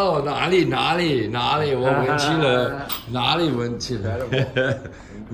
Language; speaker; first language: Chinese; non-native, learner; German